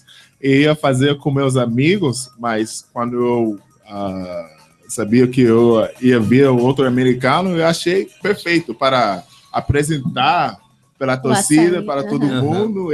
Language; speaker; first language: Portuguese; non-native, fluent; English